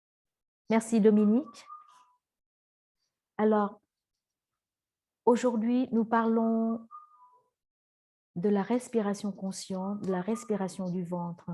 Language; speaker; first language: French; non-native, fluent; Vietnamese